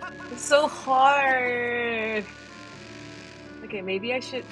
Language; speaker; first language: English; non-native, fluent; Korean